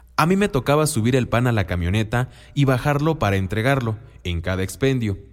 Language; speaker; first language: Spanish; non-native, local second language; Mixtepec Mixtec